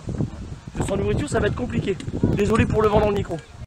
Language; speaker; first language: French; native; French